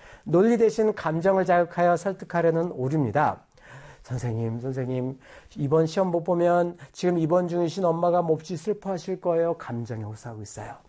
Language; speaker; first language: Korean; native; Korean